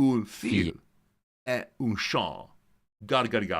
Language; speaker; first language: French; non-native, learner; English